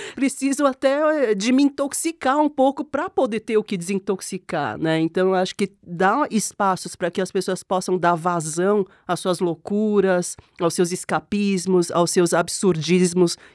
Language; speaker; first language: Portuguese; non-native, fluent; Korean